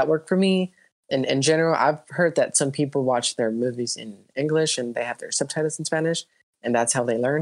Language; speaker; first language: English; early bilingual, other home language; Spanish